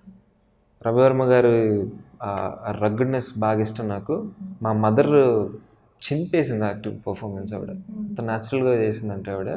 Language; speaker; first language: Telugu; native; Telugu